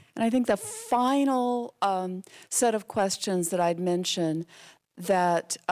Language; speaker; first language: English; native; English